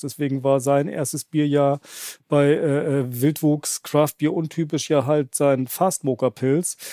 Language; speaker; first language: German; native; German